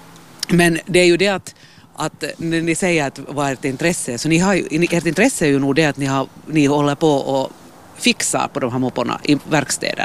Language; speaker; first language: Swedish; native; Swedish